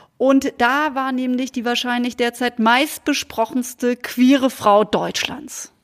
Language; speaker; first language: German; native; German